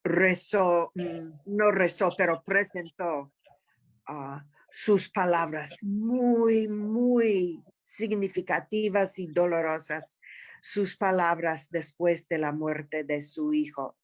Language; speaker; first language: Spanish; non-native, fluent; English